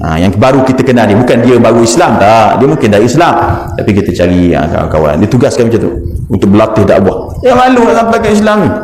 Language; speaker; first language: Malay; native; Malay